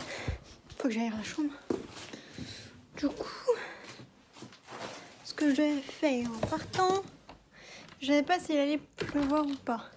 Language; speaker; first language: French; native; French